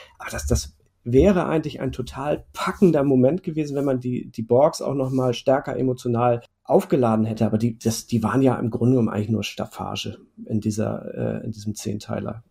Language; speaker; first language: German; native; German